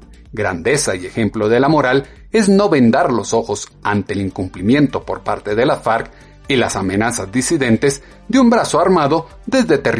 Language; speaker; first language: Spanish; native; Spanish